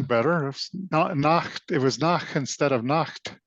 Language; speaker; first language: German; non-native, learner; English